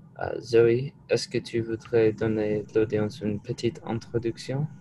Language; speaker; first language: French; non-native, learner; English